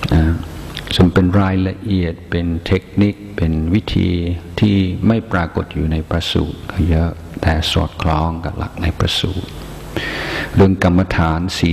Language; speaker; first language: Thai; non-native, fluent; English